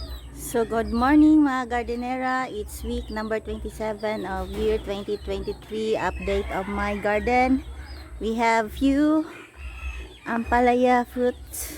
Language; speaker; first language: English; non-native, local second language; Filipino